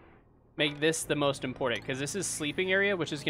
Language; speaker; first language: English; native; English